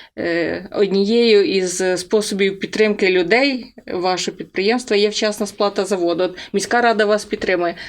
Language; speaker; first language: Ukrainian; native; Ukrainian